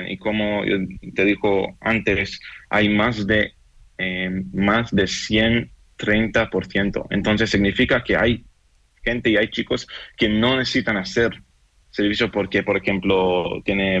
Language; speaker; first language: Spanish; non-native, fluent; Hebrew